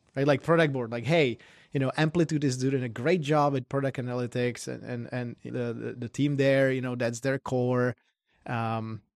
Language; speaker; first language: English; non-native, fluent; Czech